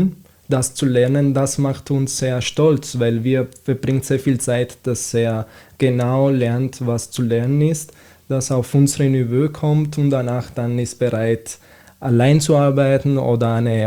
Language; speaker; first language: German; non-native, fluent; Italian